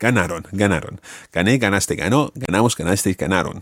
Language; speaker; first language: Spanish; non-native, fluent; English